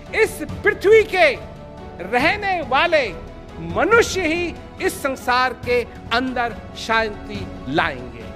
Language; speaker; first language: Hindi; native; Hindi